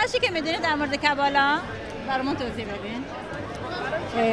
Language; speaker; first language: Hebrew; non-native, fluent; Persian